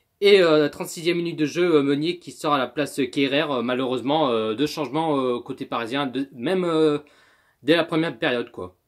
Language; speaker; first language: French; native; French